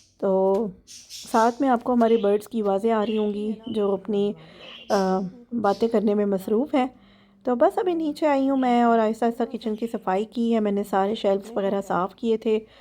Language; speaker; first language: Urdu; native; Urdu